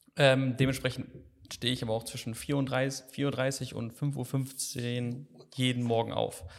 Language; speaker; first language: German; native; German